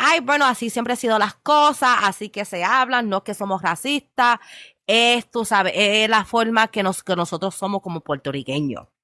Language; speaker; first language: Spanish; early bilingual, heritage; Spanish